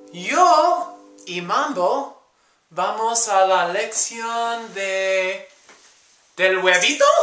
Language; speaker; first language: Spanish; non-native, fluent; English